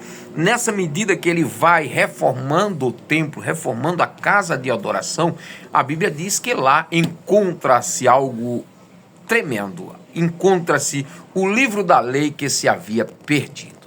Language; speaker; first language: Portuguese; native; Portuguese